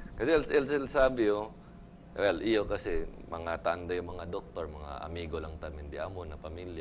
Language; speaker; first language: Filipino; non-native, local second language; Chavacano